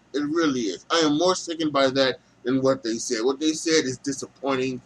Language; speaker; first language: English; native; English